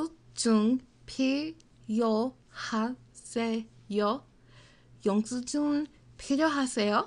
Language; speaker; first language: Korean; non-native, learner; English